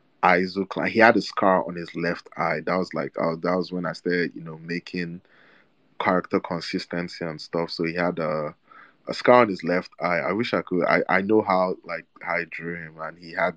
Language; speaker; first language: English; non-native, local second language; Igbo